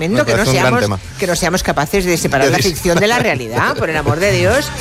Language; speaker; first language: Spanish; native; Spanish